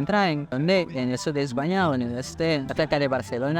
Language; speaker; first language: Spanish; non-native, fluent; Filipino